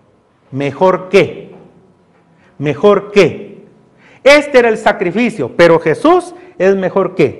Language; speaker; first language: Spanish; native; Spanish